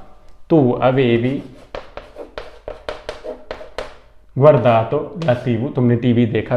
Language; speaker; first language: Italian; non-native, fluent; Urdu